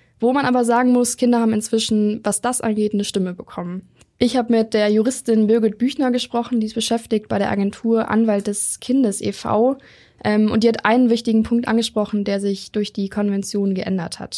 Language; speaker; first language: German; native; German